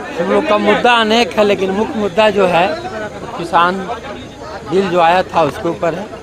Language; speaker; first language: Hindi; native; Hindi